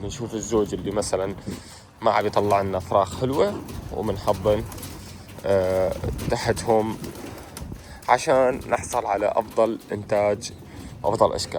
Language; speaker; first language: Arabic; native; Arabic